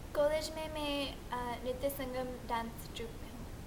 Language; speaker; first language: Hindi; early bilingual, heritage; Hindi